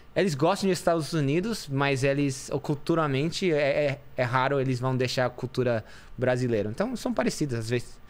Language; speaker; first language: Portuguese; non-native, fluent; English